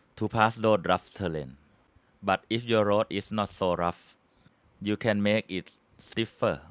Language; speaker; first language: English; non-native, fluent; Thai